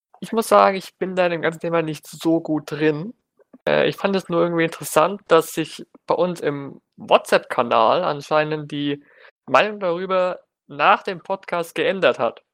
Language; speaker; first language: German; native; German